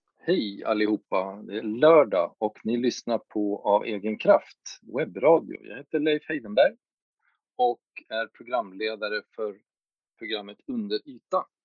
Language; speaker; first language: Swedish; native; Swedish